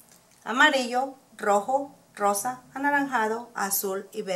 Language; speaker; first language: Spanish; early bilingual, heritage; Spanish